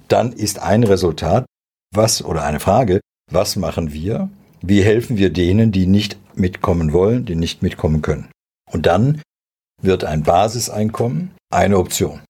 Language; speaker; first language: German; early bilingual, other home language; Serbian